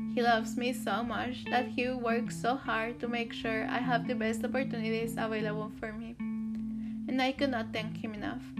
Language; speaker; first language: English; early bilingual, other home language; Spanish